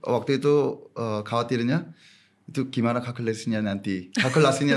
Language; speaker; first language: Indonesian; non-native, fluent; Korean